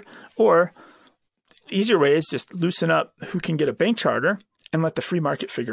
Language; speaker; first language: English; native; English